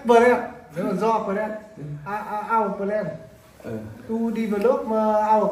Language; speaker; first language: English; non-native, learner; Vietnamese